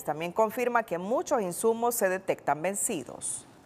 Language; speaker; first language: Spanish; native; Spanish